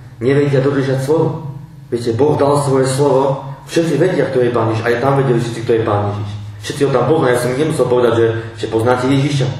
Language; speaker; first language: Slovak; non-native, local second language; Romany